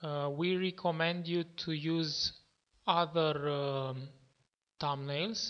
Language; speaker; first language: English; non-native, fluent; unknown